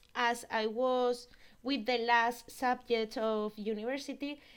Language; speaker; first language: English; non-native, learner; Spanish